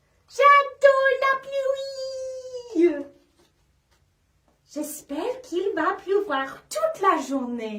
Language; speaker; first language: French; non-native, fluent; English